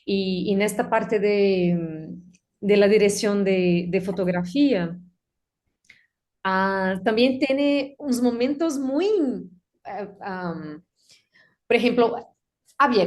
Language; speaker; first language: Spanish; non-native, learner; Portuguese